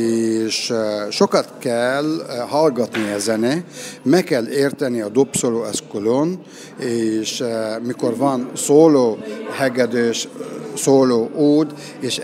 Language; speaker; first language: Hungarian; non-native, learner; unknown